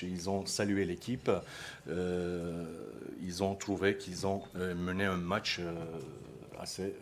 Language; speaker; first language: French; non-native, fluent; Turkish